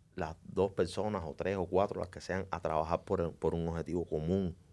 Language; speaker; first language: Spanish; native; Spanish